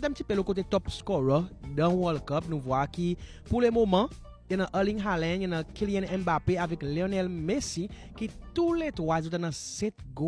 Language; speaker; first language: French; non-native, local second language; Seselwa Creole French